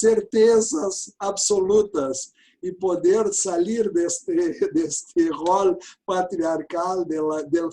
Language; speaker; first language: Spanish; non-native, learner; Portuguese